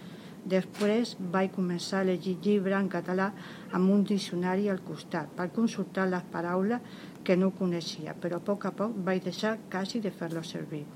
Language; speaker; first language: Catalan; non-native, learner; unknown